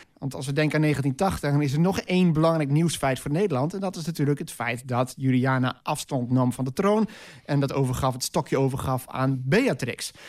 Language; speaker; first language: Dutch; native; Dutch